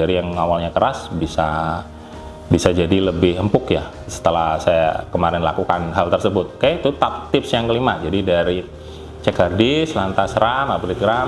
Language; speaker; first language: Indonesian; native; Indonesian